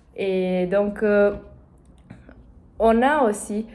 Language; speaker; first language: French; non-native, learner; Portuguese